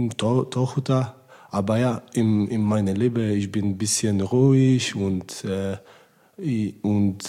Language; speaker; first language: German; non-native, learner; Polish